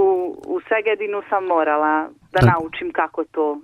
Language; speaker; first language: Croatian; non-native, local second language; Hungarian